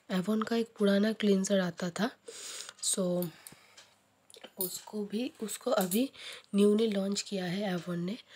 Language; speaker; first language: Hindi; non-native, local second language; Bangla